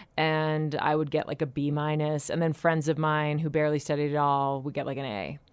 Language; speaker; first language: English; native; English